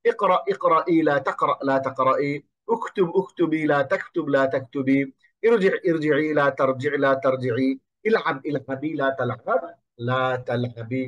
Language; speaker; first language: Arabic; non-native, fluent; Bangla